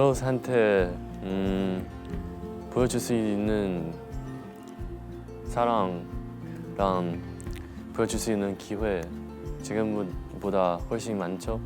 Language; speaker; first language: Korean; non-native, learner; Chinese